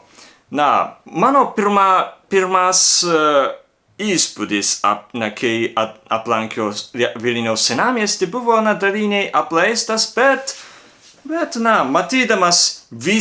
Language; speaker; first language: Lithuanian; non-native, learner; Japanese